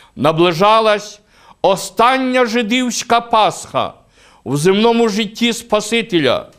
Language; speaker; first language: Ukrainian; native; Ukrainian